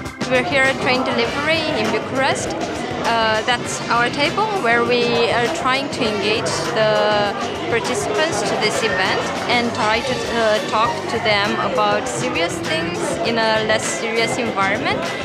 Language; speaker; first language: English; non-native, fluent; Romanian